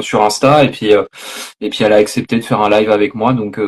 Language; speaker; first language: French; native; French